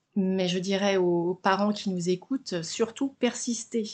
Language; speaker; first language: French; native; French